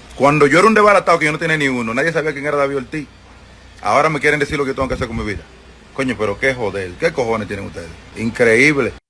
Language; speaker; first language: Spanish; native; Spanish